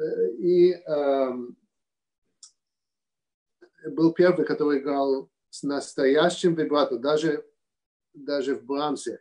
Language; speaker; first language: Russian; early bilingual, heritage; Russian